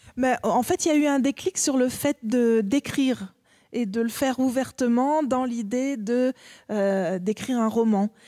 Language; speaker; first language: French; native; French